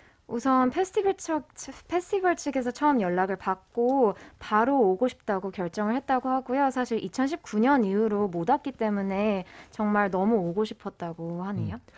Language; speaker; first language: Korean; native; Korean